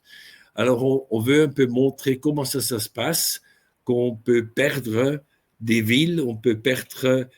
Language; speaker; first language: French; non-native, local second language; German